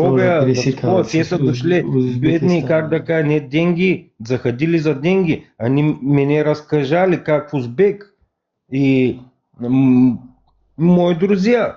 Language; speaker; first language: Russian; non-native, learner; Bulgarian